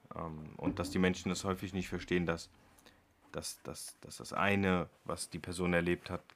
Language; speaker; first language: German; native; German